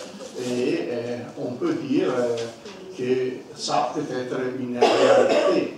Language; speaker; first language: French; non-native, learner; Italian